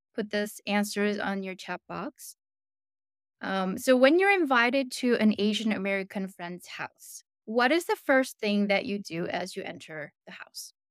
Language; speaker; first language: English; early bilingual, other home language; Korean